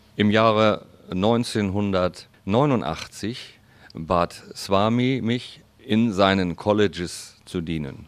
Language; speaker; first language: German; native; German